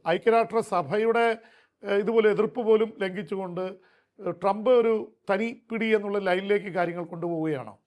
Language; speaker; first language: Malayalam; native; Malayalam